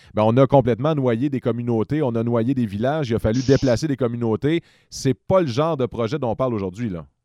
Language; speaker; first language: French; native; French